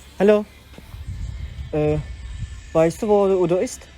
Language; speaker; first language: German; non-native, learner; Turkish